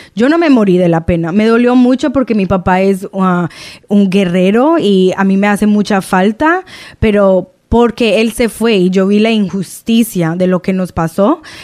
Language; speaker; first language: Spanish; early bilingual, heritage; Spanish